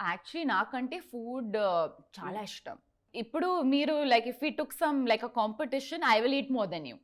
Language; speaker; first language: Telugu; non-native, learner; Tulu